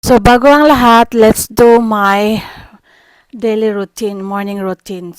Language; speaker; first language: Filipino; native; Filipino